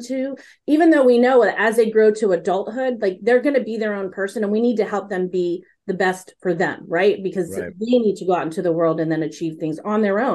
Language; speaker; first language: English; native; English